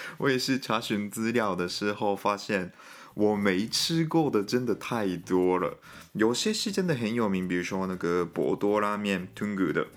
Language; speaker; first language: Chinese; non-native, fluent; Japanese